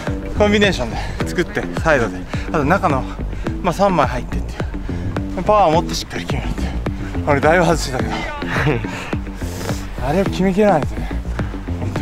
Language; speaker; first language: Japanese; native; Japanese